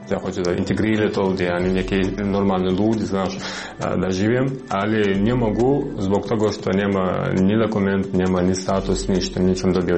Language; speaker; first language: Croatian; non-native, learner; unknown